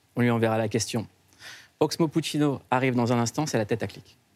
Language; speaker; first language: French; native; French